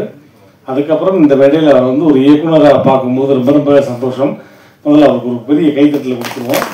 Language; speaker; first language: Tamil; native; Tamil